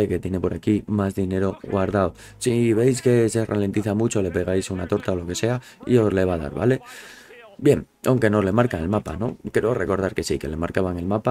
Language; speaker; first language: Spanish; native; Spanish